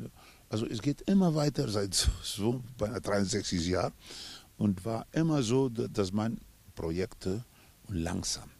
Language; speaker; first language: German; non-native, fluent; Spanish